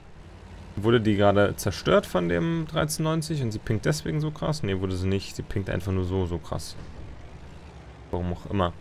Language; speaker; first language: German; native; German